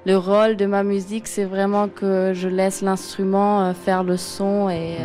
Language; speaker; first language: French; non-native, learner; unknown